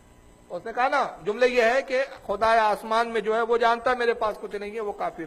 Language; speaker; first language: Urdu; native; Urdu